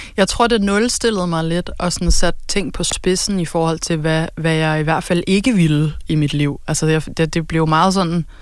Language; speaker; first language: Danish; native; Danish